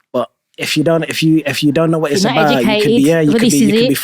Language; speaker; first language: English; native; English